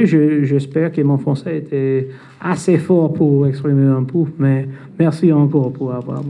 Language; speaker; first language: French; non-native, fluent; English